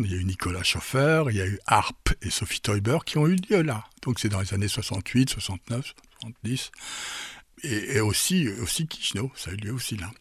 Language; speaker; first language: French; native; French